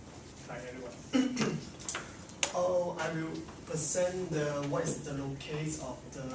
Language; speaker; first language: English; non-native, learner; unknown